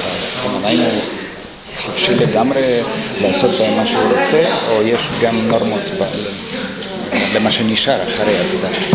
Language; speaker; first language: Hebrew; non-native, fluent; Russian